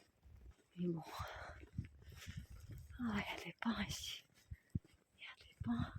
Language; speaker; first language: French; non-native, fluent; Russian